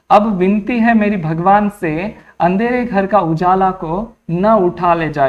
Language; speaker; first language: Hindi; non-native, local second language; Kannada